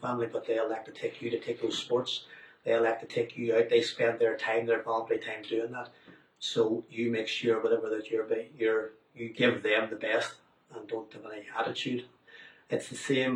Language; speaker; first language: English; native; English